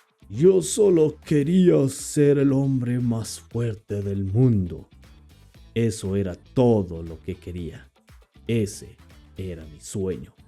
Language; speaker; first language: Spanish; non-native, fluent; English